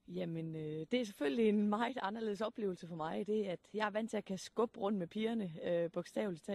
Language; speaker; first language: Danish; native; Danish